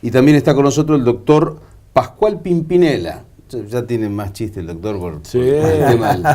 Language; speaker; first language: Spanish; native; Spanish